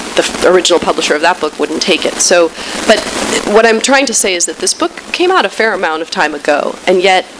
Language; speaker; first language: English; early bilingual, other home language; Spanish